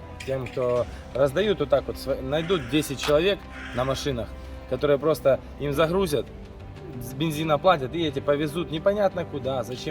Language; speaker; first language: Russian; native; Russian